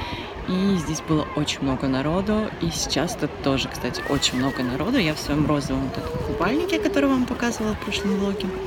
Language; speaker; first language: Russian; native; Russian